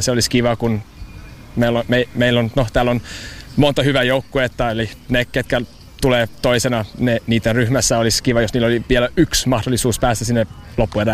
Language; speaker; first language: Finnish; non-native, learner; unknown